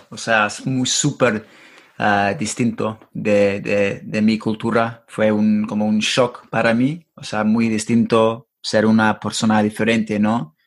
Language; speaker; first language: Spanish; non-native, fluent; English